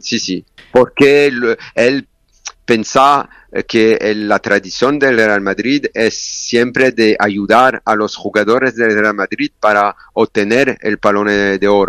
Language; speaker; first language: Spanish; non-native, learner; French